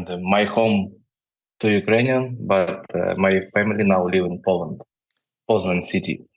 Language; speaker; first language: English; non-native, learner; Ukrainian